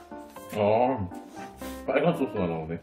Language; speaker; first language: Korean; native; Korean